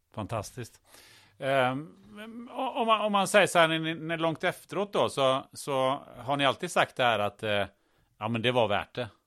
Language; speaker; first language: Swedish; early bilingual, other home language; German